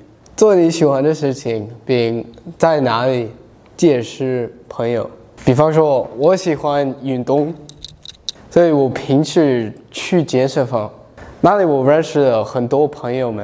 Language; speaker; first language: Chinese; non-native, learner; English